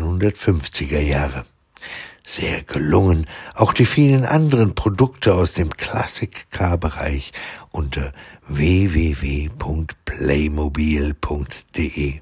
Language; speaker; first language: German; native; German